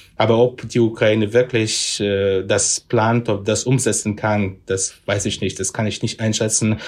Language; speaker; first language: German; non-native, fluent; Russian